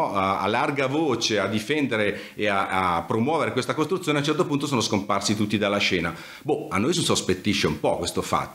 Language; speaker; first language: Italian; native; Italian